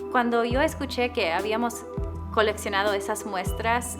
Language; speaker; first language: Spanish; early bilingual, other home language; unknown